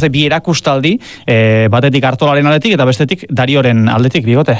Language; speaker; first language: Basque; native; Basque